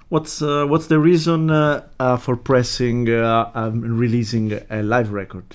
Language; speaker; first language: English; non-native, fluent; Italian